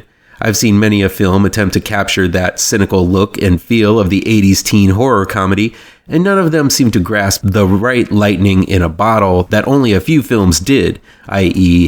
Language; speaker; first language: English; native; English